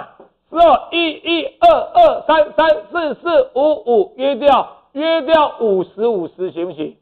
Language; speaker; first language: Chinese; native; Chinese